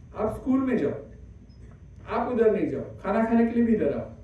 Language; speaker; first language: Hindi; non-native, local second language; Marathi